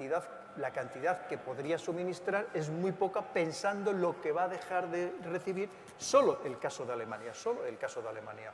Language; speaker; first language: Spanish; native; Spanish